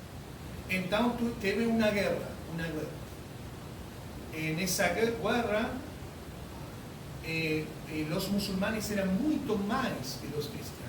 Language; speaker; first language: Spanish; non-native, learner; Portuguese